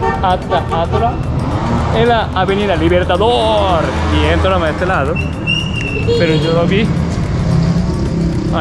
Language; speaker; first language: Spanish; non-native, learner; Japanese